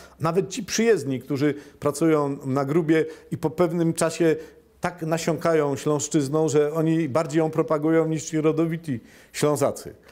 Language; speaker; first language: Polish; native; Polish